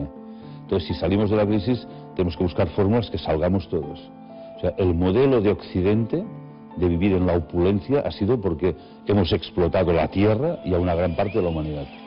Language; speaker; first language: Spanish; native; Spanish